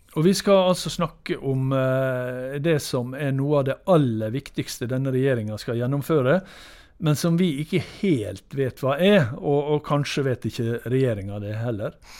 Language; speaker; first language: Norwegian; native; Norwegian